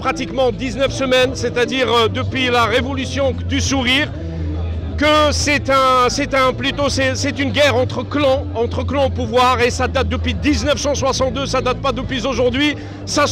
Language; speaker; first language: French; non-native, local second language; Arabic